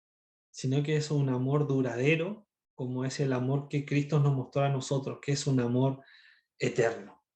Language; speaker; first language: Spanish; native; Spanish